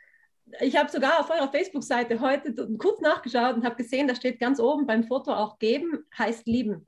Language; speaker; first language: German; native; German